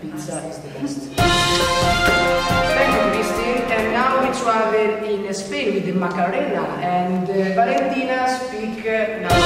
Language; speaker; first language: English; non-native, learner; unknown